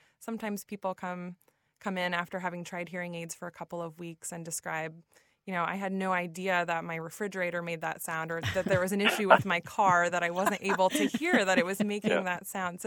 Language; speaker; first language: English; native; English